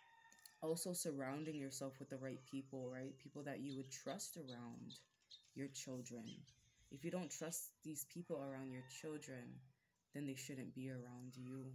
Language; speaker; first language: English; native; English